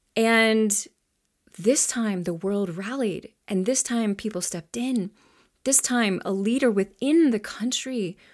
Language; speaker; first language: English; native; English